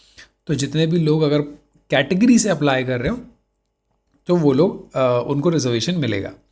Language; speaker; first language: Hindi; native; Hindi